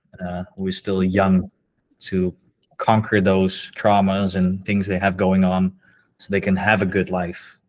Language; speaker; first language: English; non-native, fluent; Dutch